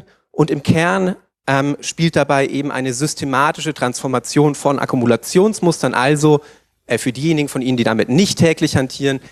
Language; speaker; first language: German; native; German